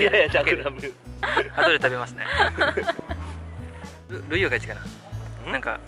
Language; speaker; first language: Japanese; non-native, fluent; Indonesian